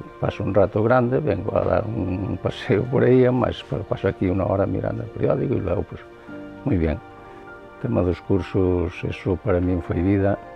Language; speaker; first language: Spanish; non-native, local second language; Galician